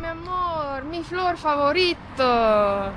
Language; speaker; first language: Spanish; non-native, fluent; Estonian